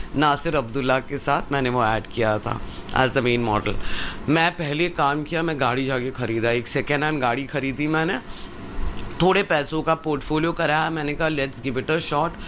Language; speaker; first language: Hindi; non-native, local second language; Sindhi